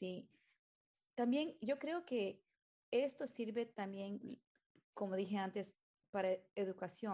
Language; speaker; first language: Spanish; early bilingual, heritage; Spanish